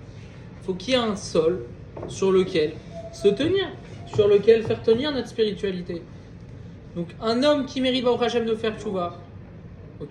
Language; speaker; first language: French; native; French